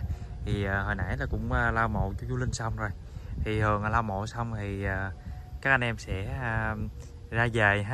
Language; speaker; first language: Vietnamese; native; Vietnamese